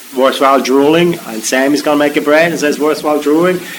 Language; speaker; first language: English; non-native, fluent; German